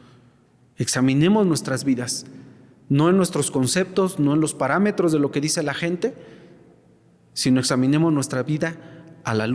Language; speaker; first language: Spanish; native; Spanish